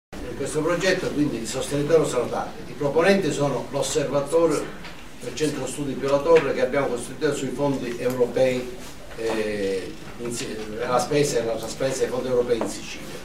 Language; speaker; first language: Italian; native; Italian